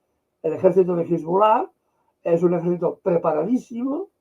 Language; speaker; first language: Spanish; native; Spanish